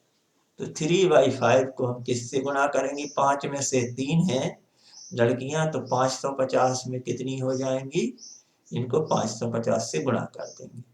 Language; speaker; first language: Hindi; native; Hindi